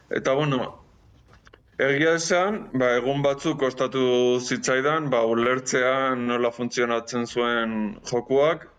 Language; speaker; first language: Basque; non-native, fluent; Spanish